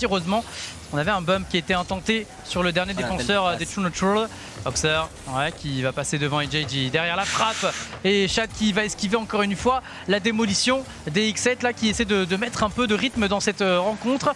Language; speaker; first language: French; native; French